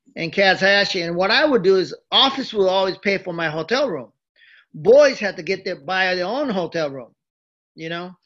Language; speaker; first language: English; early bilingual, other home language; Japanese